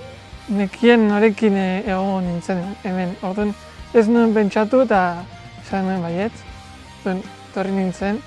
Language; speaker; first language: Basque; non-native, local second language; Spanish